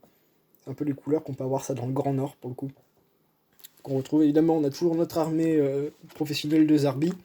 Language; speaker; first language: French; native; French